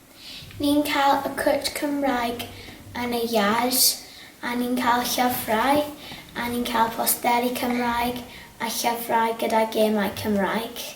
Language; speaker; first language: Welsh; non-native, local second language; English